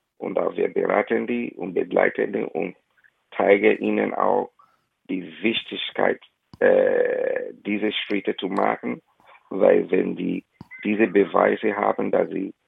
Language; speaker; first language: German; non-native, fluent; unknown